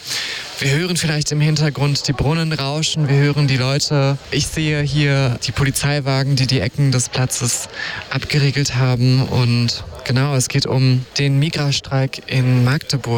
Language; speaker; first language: German; native; German